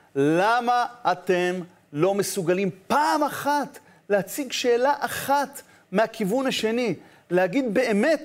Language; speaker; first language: Hebrew; native; Hebrew